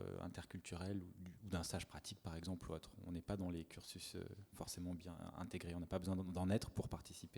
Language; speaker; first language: French; native; French